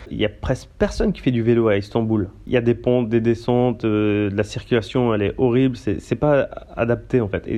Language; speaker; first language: French; early bilingual, other home language; Turkish